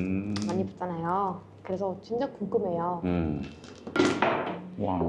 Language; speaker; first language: Korean; non-native, learner; Vietnamese